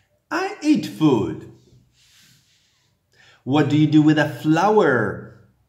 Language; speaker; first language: English; non-native, fluent; Polish